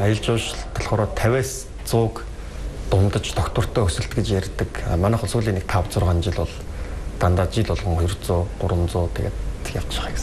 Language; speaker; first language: Mongolian; native; Mongolian